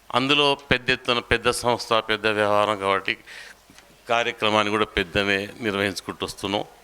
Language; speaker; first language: Telugu; non-native, local second language; Urdu